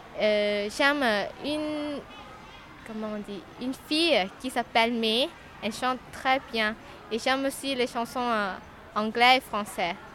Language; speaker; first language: French; non-native, learner; Lao